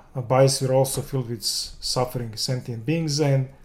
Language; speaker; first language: English; non-native, fluent; Serbian